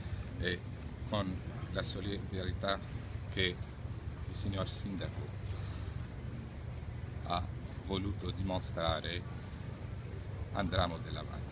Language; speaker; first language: Italian; non-native, fluent; Arabic